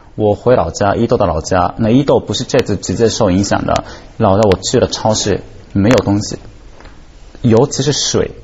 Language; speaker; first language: Chinese; non-native, fluent; Japanese